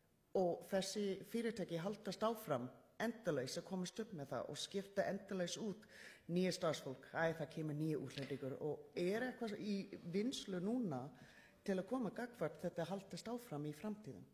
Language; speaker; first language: Icelandic; non-native, learner; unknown